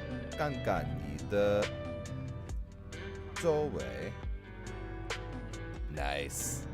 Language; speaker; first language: Chinese; non-native, learner; English